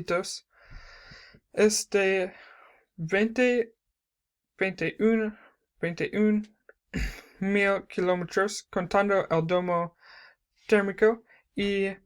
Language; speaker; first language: Spanish; non-native, learner; English